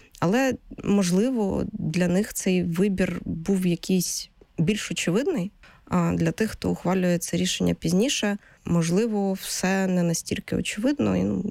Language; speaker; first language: Ukrainian; native; Ukrainian